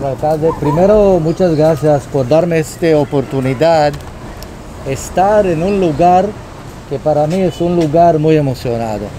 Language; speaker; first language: Spanish; non-native, fluent; Hebrew